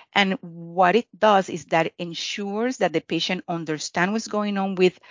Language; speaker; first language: English; non-native, fluent; Spanish